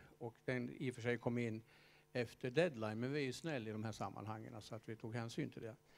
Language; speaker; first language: Swedish; native; Swedish